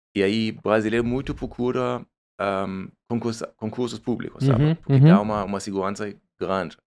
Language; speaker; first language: Portuguese; non-native, fluent; German